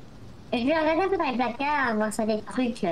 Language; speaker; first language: French; native; French